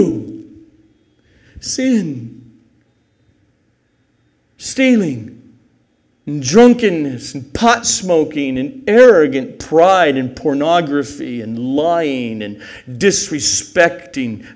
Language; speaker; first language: English; native; English